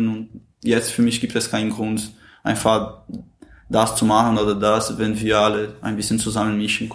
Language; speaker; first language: German; non-native, fluent; Portuguese